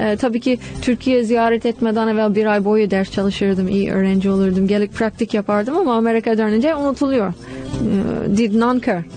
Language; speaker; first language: Turkish; non-native, fluent; English